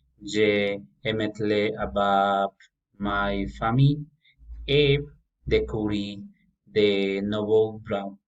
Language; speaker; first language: French; non-native, learner; Spanish